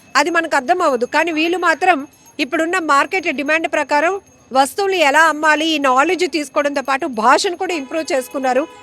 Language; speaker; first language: Telugu; native; Telugu